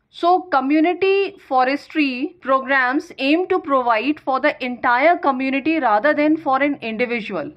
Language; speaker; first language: English; non-native, local second language; Hindi